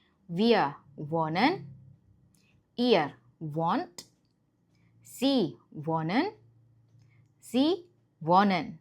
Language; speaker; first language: German; non-native, fluent; Indonesian